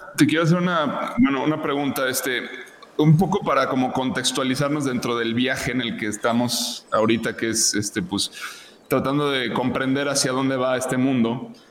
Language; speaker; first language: Spanish; native; Spanish